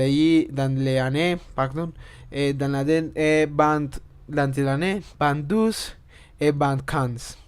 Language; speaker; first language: French; non-native, learner; Spanish